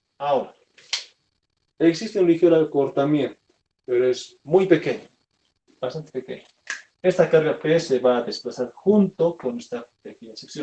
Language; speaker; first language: Spanish; native; Spanish